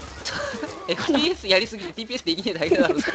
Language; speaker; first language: Japanese; native; Japanese